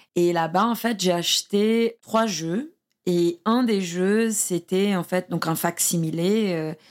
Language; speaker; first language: French; non-native, fluent; Portuguese